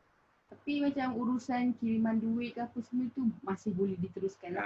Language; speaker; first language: Malay; native; Malay